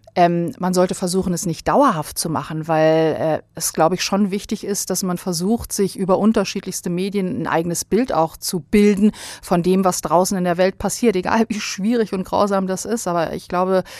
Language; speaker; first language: German; early bilingual, other home language; Bosnian